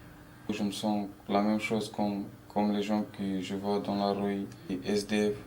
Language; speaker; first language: French; early bilingual, other home language; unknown